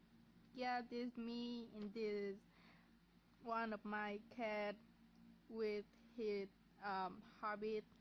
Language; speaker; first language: English; non-native, learner; Vietnamese